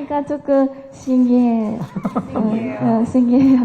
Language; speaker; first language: Korean; non-native, learner; Japanese